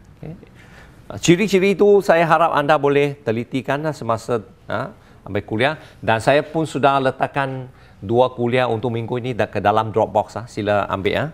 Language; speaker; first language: Malay; non-native, local second language; Chinese